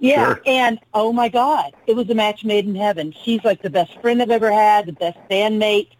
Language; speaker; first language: English; native; English